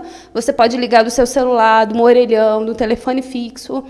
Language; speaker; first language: Portuguese; native; Portuguese